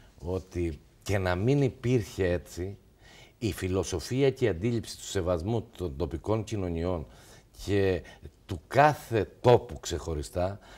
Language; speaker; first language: Greek; native; Greek